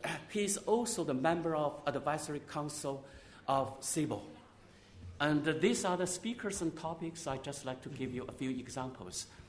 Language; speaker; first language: English; non-native, fluent; Chinese